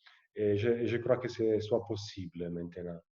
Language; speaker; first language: French; non-native, fluent; Italian